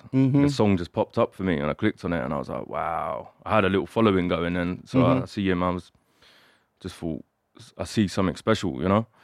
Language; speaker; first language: English; native; English